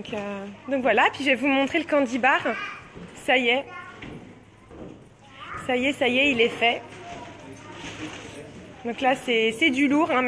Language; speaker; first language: French; native; French